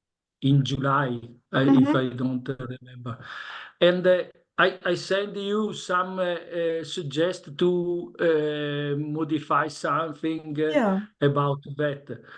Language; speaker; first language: English; non-native, learner; Italian